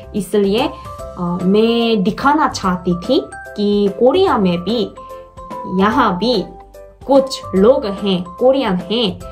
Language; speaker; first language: Hindi; non-native, learner; Korean